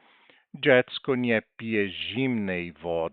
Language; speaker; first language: Polish; non-native, learner; Portuguese